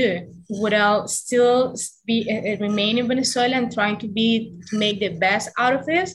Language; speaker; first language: English; non-native, fluent; Spanish